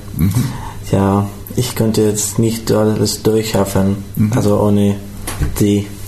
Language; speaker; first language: German; non-native, learner; Pashto